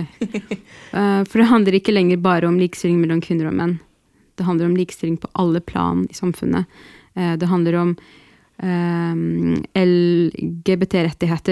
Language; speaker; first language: Norwegian; early bilingual, other home language; Arabic